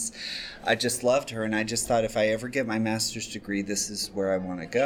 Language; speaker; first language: English; native; English